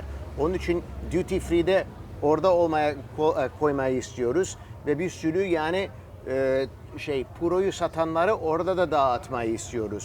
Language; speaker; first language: Turkish; early bilingual, heritage; Turkish